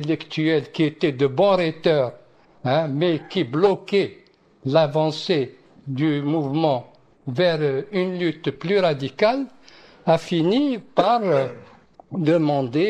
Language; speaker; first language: French; non-native, local second language; Arabic